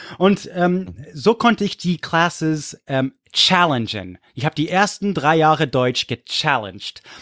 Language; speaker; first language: German; non-native, fluent; English